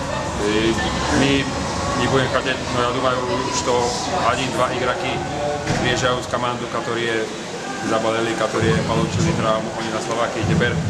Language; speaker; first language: Russian; non-native, learner; Slovak